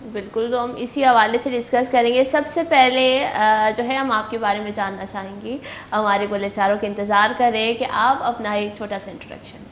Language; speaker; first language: Urdu; non-native, local second language; Baluchi